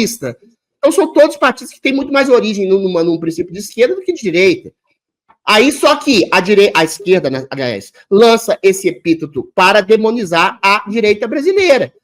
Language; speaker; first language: Portuguese; native; Portuguese